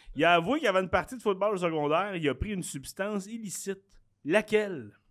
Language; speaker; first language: French; native; French